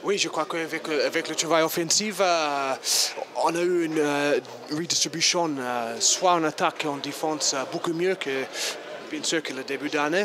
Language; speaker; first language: French; non-native, fluent; English